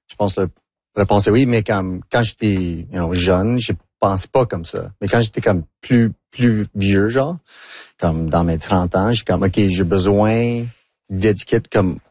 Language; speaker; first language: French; non-native, local second language; English